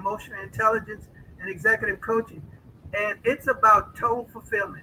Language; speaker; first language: English; native; English